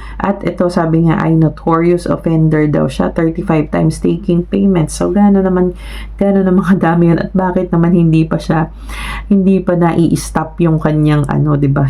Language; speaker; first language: Filipino; native; Filipino